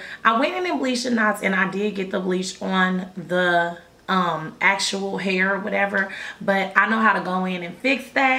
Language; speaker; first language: English; native; English